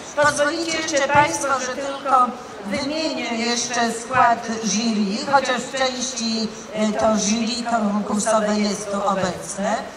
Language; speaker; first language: Polish; native; Polish